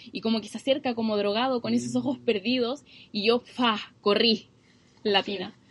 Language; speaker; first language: Spanish; native; Spanish